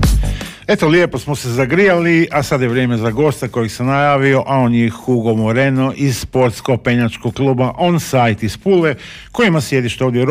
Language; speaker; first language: Croatian; native; Croatian